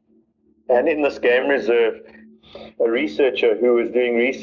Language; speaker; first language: English; native; English